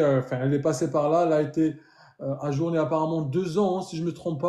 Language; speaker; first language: French; native; French